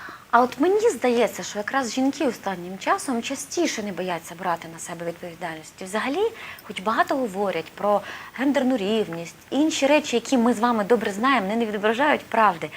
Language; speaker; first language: Ukrainian; native; Ukrainian